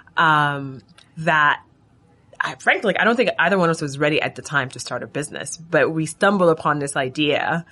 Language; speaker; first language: English; non-native, fluent; Arabic